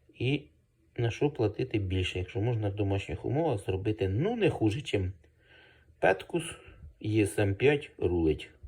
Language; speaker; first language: Ukrainian; native; Ukrainian